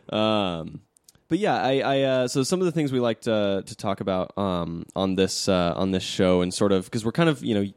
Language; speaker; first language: English; native; English